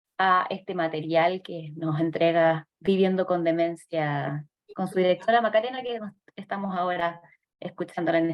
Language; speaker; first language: Spanish; native; Spanish